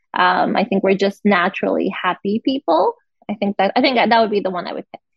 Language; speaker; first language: English; non-native, fluent; Portuguese